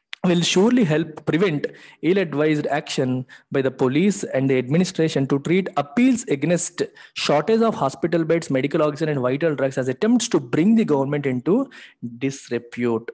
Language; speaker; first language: English; non-native, local second language; Telugu